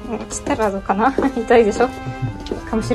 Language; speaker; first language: Japanese; non-native, learner; German